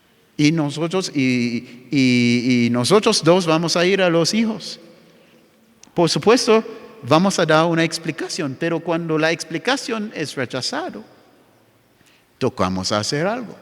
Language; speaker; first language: Spanish; non-native, fluent; English